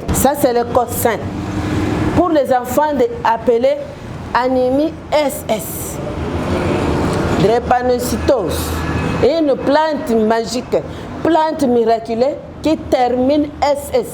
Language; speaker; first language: French; non-native, local second language; Lingala